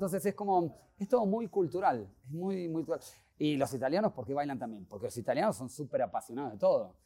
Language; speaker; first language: Spanish; native; Spanish